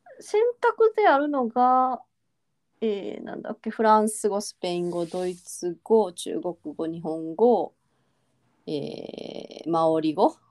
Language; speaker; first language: Japanese; native; Japanese